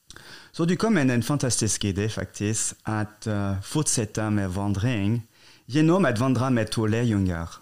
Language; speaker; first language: Swedish; non-native, fluent; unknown